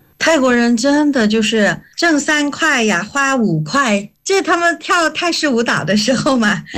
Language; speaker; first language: Chinese; native; Chinese